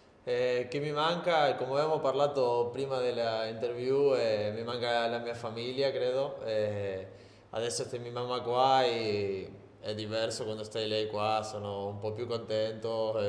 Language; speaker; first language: Italian; non-native, learner; Spanish